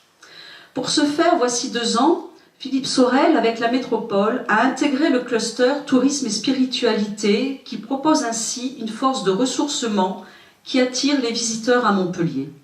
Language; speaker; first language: French; native; French